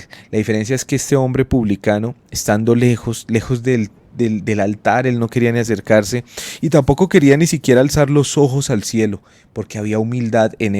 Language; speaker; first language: Spanish; native; Spanish